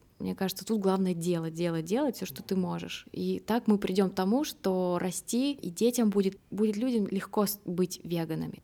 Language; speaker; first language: Russian; native; Russian